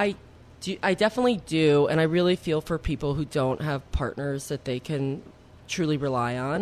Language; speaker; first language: English; native; English